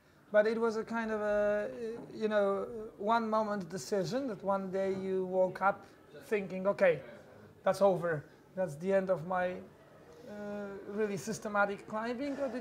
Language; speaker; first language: English; non-native, fluent; Polish